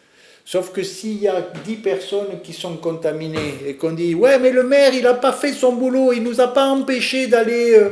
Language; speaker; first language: French; native; French